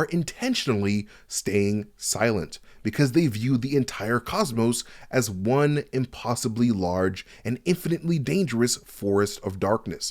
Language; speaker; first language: English; native; English